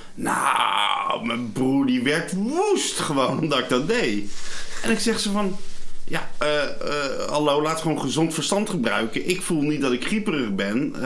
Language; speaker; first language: Dutch; native; Dutch